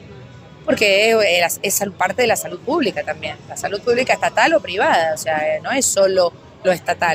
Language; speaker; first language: Spanish; native; Spanish